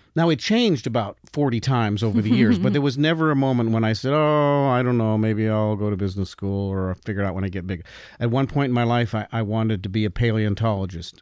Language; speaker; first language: English; native; English